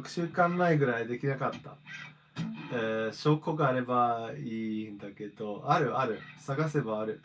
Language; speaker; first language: Japanese; non-native, fluent; English